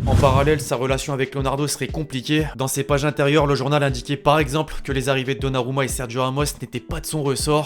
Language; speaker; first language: French; native; French